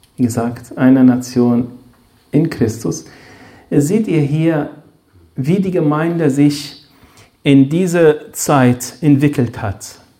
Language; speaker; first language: German; non-native, fluent; Arabic